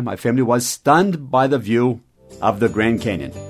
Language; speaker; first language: English; native; English